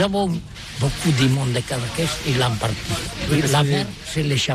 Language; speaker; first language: French; non-native, learner; Catalan